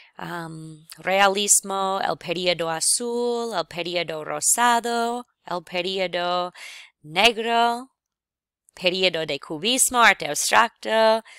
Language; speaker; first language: Spanish; non-native, fluent; English